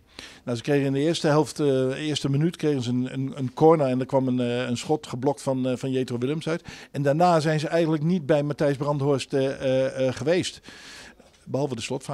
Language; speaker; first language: Dutch; native; Dutch